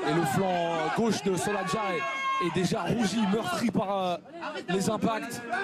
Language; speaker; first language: French; native; French